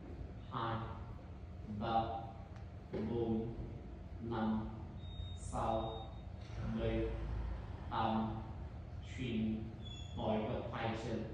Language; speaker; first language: Vietnamese; non-native, learner; Indonesian